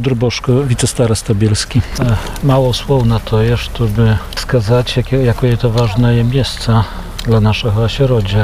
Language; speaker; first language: Polish; non-native, local second language; Belarusian